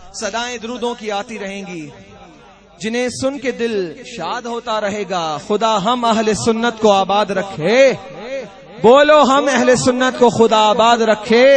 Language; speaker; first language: Urdu; non-native, local second language; Punjabi